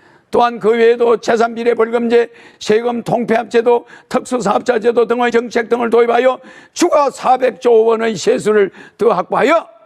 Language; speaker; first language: Korean; native; Korean